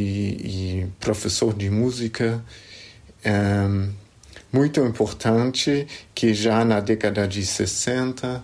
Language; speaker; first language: Portuguese; non-native, fluent; German